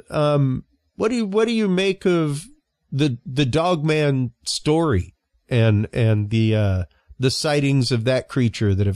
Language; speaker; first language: English; native; English